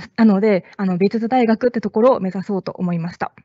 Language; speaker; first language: Japanese; native; Japanese